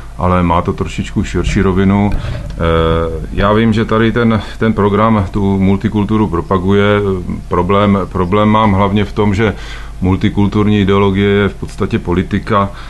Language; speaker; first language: Czech; native; Czech